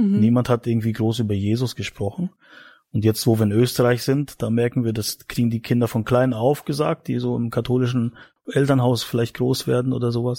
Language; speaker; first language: German; native; German